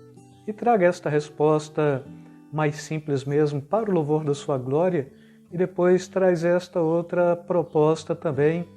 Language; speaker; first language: Portuguese; native; Portuguese